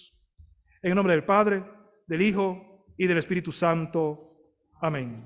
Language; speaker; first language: Spanish; native; Spanish